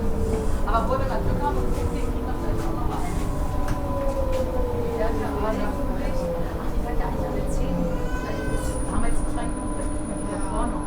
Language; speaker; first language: German; native; German